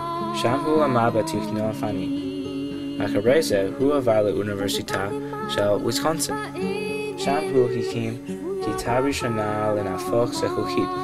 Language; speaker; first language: Hebrew; non-native, learner; English